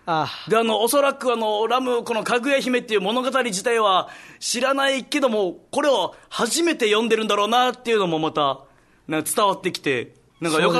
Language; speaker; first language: Japanese; native; Japanese